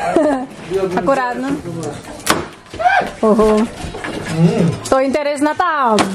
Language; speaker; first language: Russian; non-native, learner; Spanish